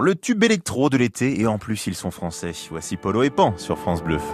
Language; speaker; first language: French; native; French